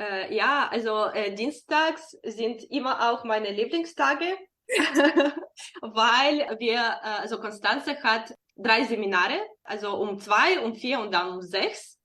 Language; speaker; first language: German; non-native, fluent; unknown